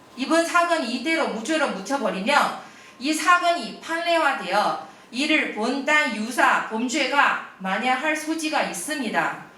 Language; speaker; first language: Korean; non-native, fluent; Chinese